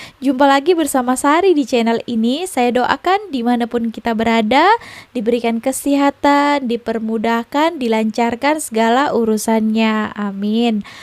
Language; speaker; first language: Indonesian; native; Indonesian